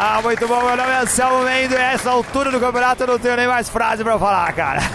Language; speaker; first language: Portuguese; native; Portuguese